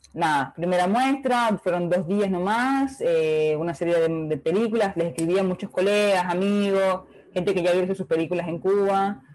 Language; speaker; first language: Spanish; native; Spanish